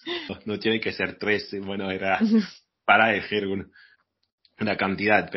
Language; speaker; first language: Spanish; non-native, fluent; French